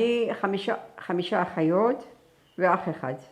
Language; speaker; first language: Hebrew; non-native, fluent; Persian